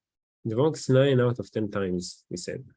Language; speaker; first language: English; non-native, learner; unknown